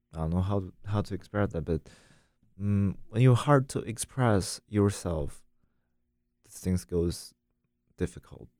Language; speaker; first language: English; non-native, learner; Chinese